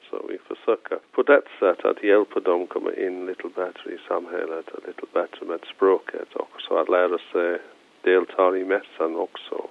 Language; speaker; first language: Swedish; non-native, fluent; English